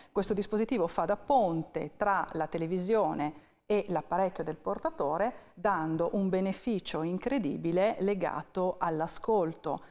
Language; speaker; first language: Italian; native; Italian